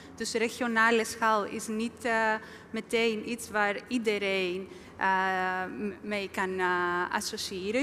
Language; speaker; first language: Dutch; non-native, fluent; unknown